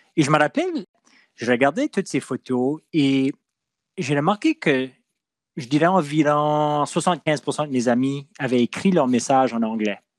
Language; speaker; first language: French; non-native, local second language; English